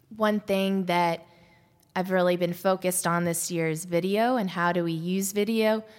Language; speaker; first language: English; native; English